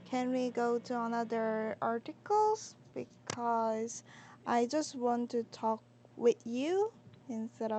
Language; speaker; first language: English; non-native, learner; Korean